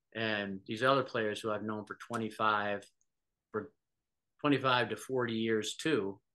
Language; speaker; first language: English; native; English